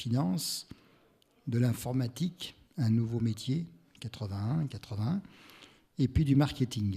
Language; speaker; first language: French; native; French